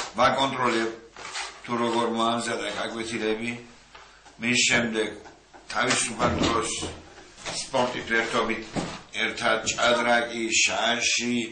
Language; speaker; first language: Georgian; non-native, local second language; Mingrelian